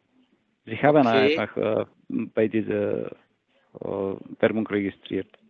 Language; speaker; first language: German; non-native, fluent; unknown